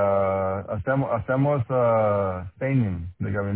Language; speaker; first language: Spanish; non-native, local second language; English